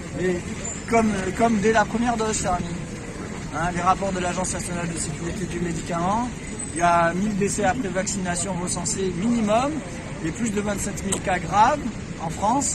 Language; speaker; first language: French; native; French